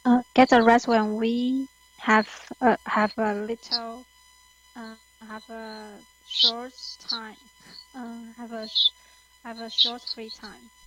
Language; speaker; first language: English; non-native, learner; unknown